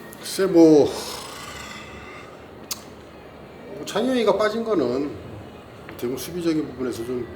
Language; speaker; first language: Korean; native; Korean